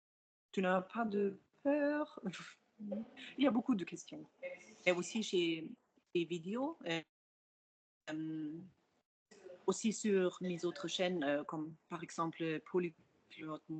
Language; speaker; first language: French; non-native, fluent; German